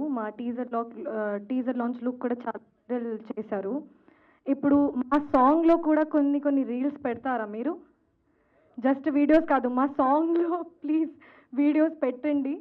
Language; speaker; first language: Telugu; non-native, learner; Hindi